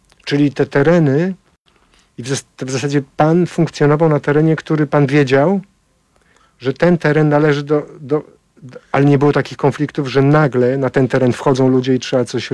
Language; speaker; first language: Polish; native; Polish